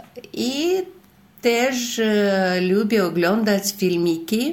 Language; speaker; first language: Polish; non-native, learner; Russian